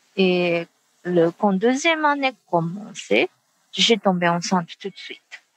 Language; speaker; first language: French; non-native, fluent; Japanese